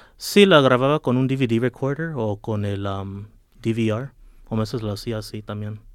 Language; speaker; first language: Spanish; early bilingual, heritage; Spanish